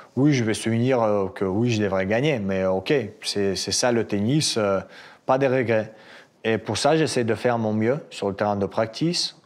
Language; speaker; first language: French; non-native, fluent; Russian